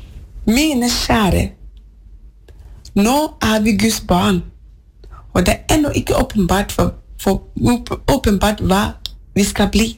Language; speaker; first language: Norwegian; non-native, fluent; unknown